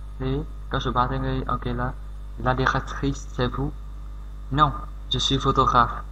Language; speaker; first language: French; non-native, learner; Vietnamese